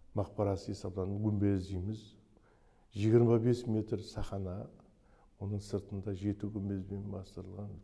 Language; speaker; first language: Uzbek; non-native, local second language; Kara-Kalpak